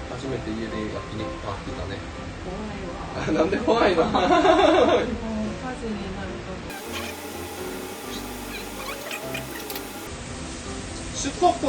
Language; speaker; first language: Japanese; non-native, fluent; Korean